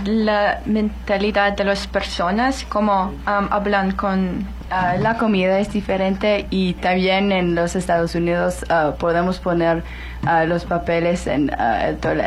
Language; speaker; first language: Spanish; non-native, learner; English